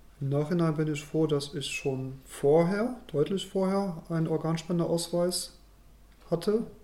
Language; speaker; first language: German; native; German